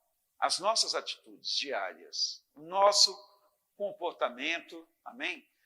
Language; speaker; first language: Portuguese; native; Portuguese